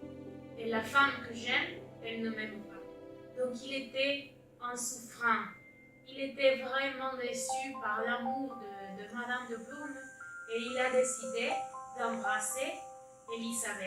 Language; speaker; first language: French; non-native, learner; Spanish